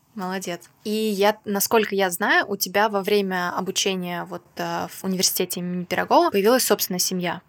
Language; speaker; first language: Russian; native; Russian